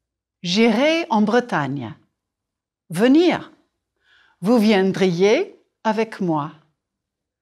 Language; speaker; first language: French; non-native, fluent; English